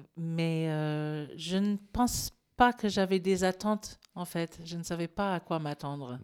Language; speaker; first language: French; non-native, fluent; English